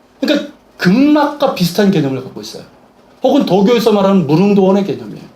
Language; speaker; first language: Korean; native; Korean